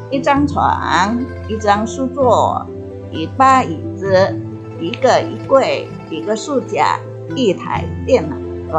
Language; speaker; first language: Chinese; non-native, fluent; Indonesian